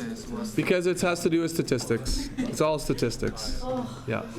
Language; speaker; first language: English; native; English